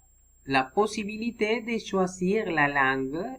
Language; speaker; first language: French; non-native, learner; Spanish